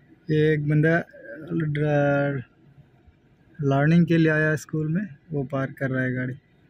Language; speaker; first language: Hindi; native; Hindi